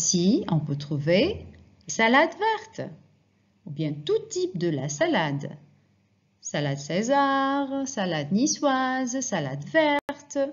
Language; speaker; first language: French; non-native, fluent; Arabic